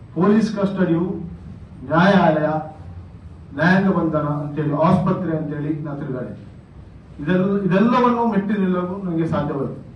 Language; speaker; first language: Kannada; non-native, local second language; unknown